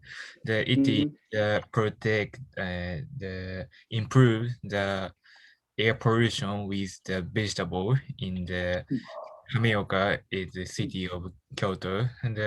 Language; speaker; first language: English; non-native, learner; Japanese